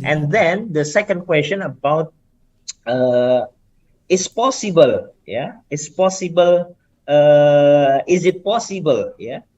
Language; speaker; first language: English; non-native, fluent; Indonesian